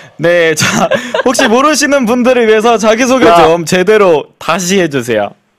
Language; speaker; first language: Korean; native; Korean